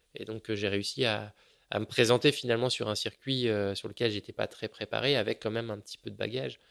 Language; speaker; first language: French; native; French